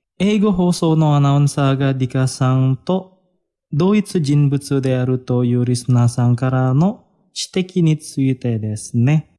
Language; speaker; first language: Japanese; non-native, fluent; Indonesian